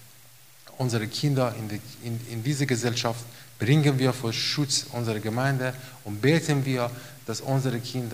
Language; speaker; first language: German; non-native, fluent; Romanian